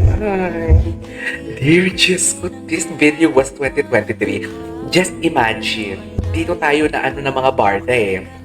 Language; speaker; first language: Filipino; native; Filipino